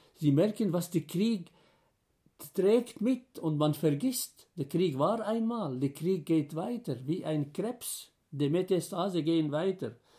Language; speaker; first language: German; non-native, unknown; Arabic